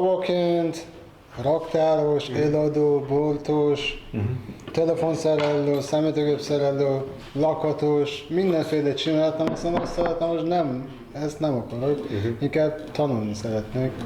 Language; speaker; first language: Hungarian; non-native, fluent; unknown